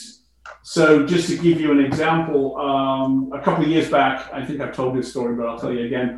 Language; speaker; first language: English; native; English